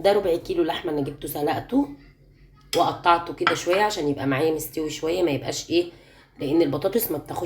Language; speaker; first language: Arabic; native; Arabic